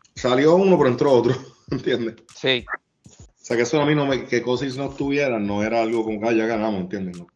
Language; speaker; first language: Spanish; native; Spanish